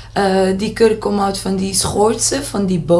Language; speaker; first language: Dutch; non-native, learner; Portuguese